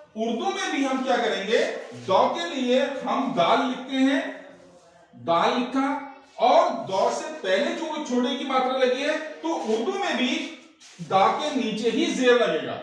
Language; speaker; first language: Hindi; native; Hindi